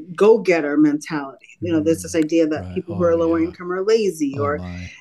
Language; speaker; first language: English; native; English